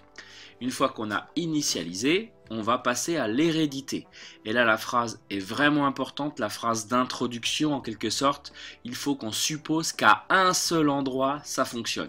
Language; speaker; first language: French; native; French